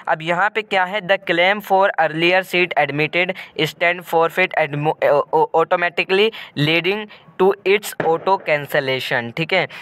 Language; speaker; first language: Hindi; native; Hindi